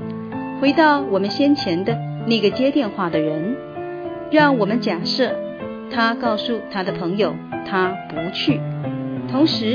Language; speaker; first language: Chinese; native; Chinese